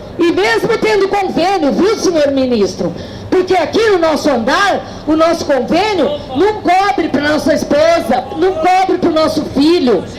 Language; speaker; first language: Portuguese; native; Portuguese